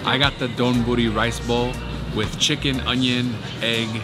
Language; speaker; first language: English; native; English